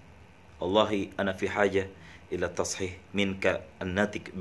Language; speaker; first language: Arabic; non-native, learner; Indonesian